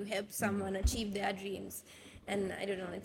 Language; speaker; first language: English; non-native, local second language; Sinhala